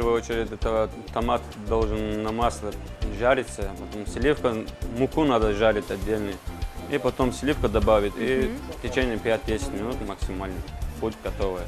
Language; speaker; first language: Russian; non-native, learner; Turkish